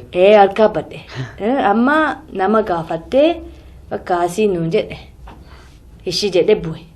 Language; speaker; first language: Oromo; non-native, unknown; Japanese